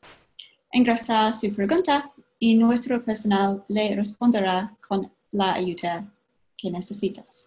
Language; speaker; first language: Spanish; non-native, fluent; English